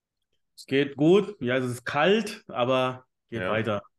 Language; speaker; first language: German; non-native, fluent; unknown